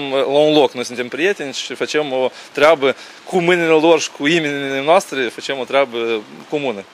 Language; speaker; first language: Romanian; non-native, fluent; Ukrainian